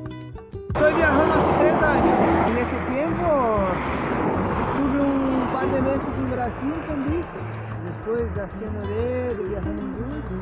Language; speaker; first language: Spanish; early bilingual, heritage; Spanish